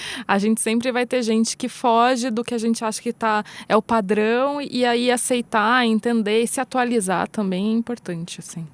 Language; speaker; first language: Portuguese; native; Portuguese